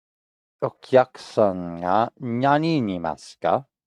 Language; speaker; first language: Japanese; non-native, learner; English